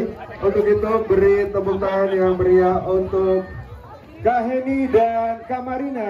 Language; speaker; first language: Indonesian; native; Indonesian